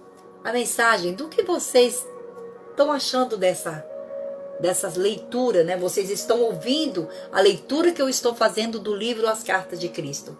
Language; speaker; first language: Portuguese; native; Portuguese